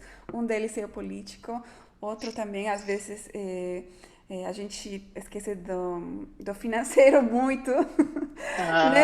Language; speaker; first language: Portuguese; non-native, fluent; Spanish